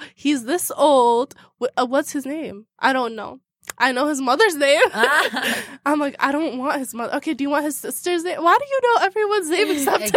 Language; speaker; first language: English; early bilingual, heritage; Arabic